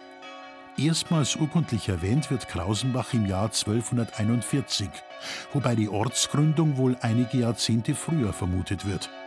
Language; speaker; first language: German; native; German